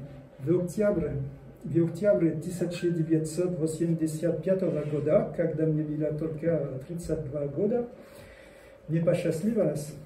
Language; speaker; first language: Russian; non-native, learner; French